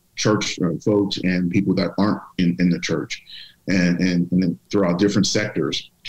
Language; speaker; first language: English; native; English